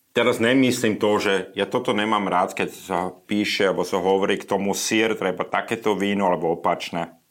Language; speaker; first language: Slovak; non-native, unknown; German